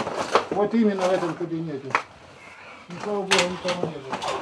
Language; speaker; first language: Russian; native; Russian